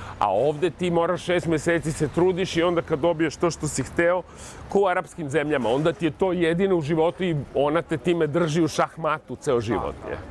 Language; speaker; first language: Serbian; native; Serbian